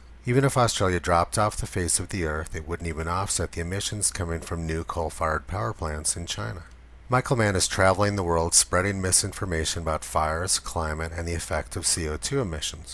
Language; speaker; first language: English; native; English